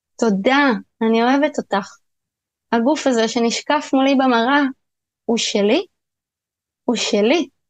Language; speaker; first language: Hebrew; native; Hebrew